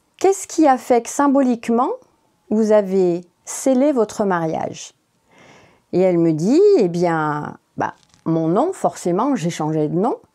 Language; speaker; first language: French; native; French